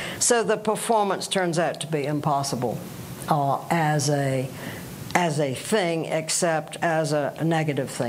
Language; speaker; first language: English; native; English